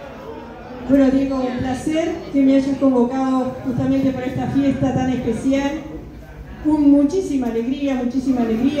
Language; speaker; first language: Spanish; native; Spanish